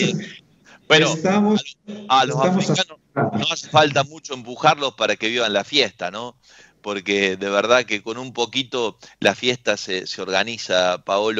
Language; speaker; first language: Spanish; native; Spanish